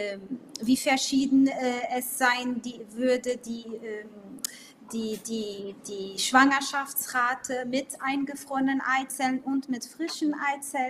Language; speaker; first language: German; non-native, local second language; Portuguese